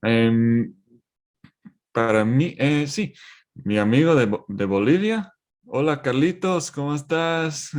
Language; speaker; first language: Spanish; non-native, learner; English